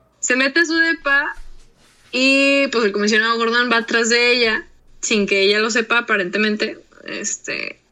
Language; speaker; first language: Spanish; native; Spanish